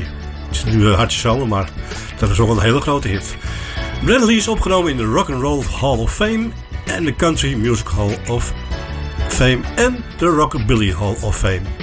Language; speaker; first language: Dutch; native; Dutch